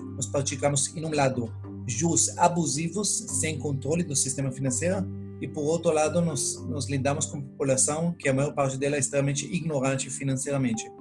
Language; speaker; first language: Portuguese; non-native, fluent; Hebrew